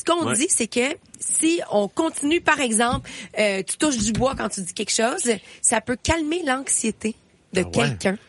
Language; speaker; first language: French; native; French